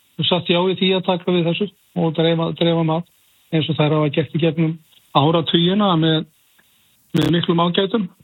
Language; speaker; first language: Icelandic; native; Icelandic